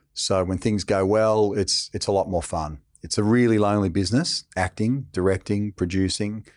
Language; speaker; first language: English; native; English